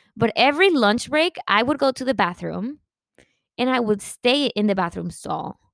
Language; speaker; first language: English; early bilingual, other home language; Spanish